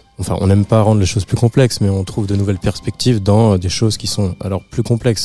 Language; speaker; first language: French; native; French